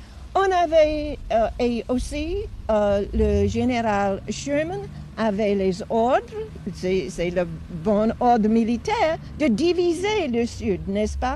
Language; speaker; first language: French; non-native, fluent; English